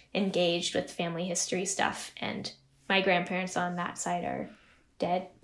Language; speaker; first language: English; native; English